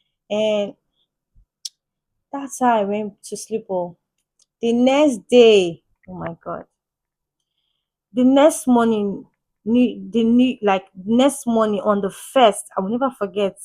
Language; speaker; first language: English; native; English